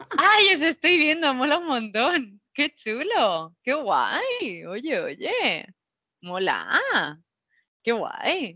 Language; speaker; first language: Spanish; native; Spanish